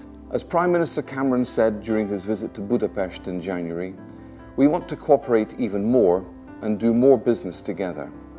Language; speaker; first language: English; native; English